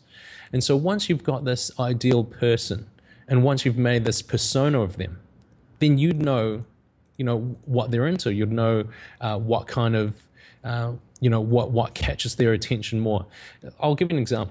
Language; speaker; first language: English; native; English